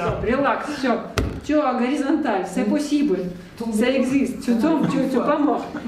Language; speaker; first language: French; non-native, learner; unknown